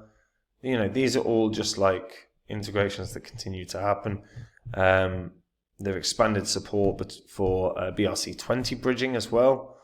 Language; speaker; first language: English; native; English